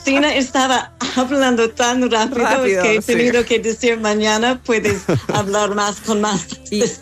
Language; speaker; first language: Spanish; non-native, learner; English